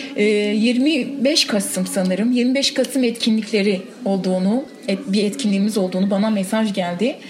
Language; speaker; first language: Turkish; non-native, local second language; Kurdish